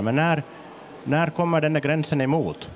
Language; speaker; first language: Swedish; native; Swedish